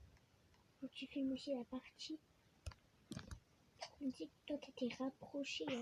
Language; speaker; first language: French; native; French